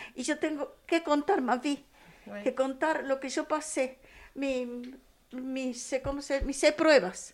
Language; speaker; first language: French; non-native, learner; Spanish